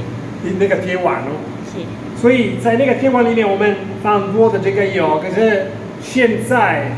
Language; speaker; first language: Chinese; non-native, fluent; Italian